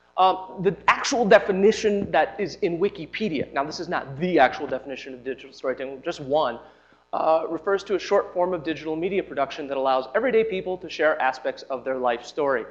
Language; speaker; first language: English; native; English